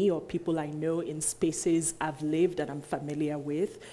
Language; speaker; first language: English; non-native, local second language; Igbo